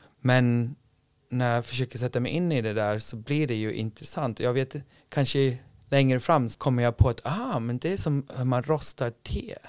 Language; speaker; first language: Swedish; non-native, fluent; English